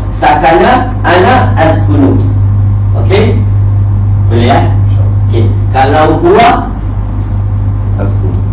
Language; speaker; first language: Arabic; non-native, fluent; Malay